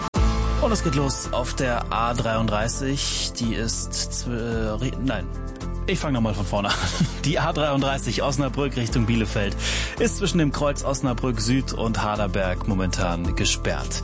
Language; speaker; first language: German; native; German